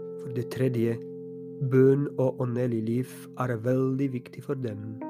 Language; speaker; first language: Norwegian; non-native, fluent; Polish